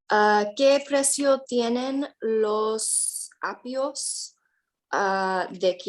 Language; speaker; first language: Spanish; non-native, learner; English